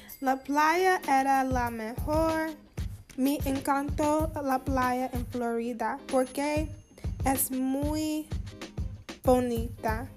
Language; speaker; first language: Spanish; non-native, learner; English